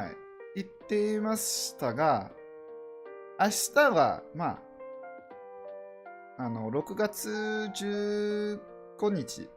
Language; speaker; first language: Japanese; non-native, learner; English